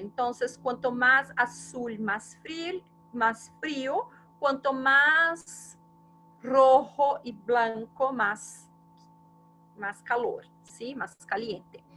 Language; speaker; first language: Spanish; non-native, fluent; Portuguese